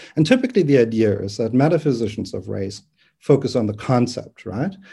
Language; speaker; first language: English; non-native, fluent; German